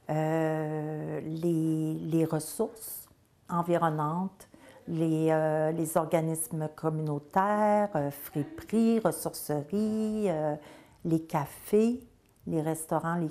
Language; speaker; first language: French; native; French